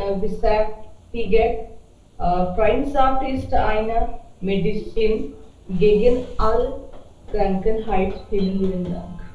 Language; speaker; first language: German; non-native, learner; Hindi